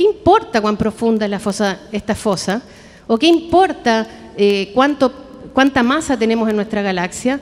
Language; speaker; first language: Spanish; native; Spanish